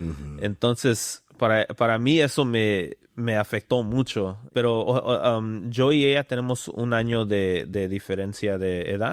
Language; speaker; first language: Spanish; early bilingual, other home language; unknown